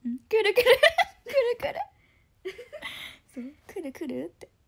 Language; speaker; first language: Japanese; native; Japanese